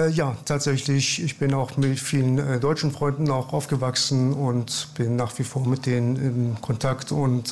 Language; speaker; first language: German; early bilingual, other home language; Persian